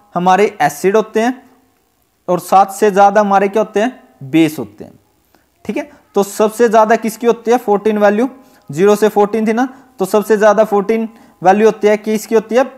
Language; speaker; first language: Hindi; native; Hindi